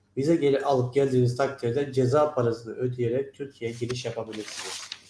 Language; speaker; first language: Turkish; non-native, fluent; Turkmen